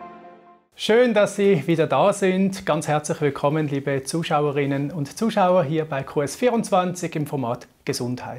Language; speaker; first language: German; native; German